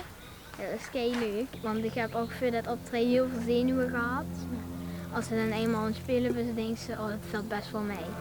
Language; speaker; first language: Dutch; native; Dutch